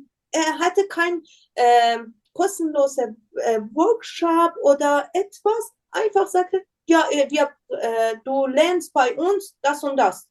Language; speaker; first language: German; non-native, learner; Persian